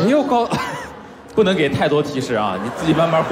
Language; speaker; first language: Chinese; native; Chinese